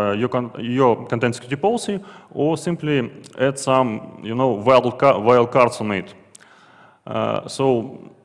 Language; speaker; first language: English; non-native, fluent; Russian